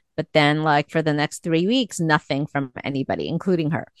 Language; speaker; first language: English; early bilingual, other home language; Korean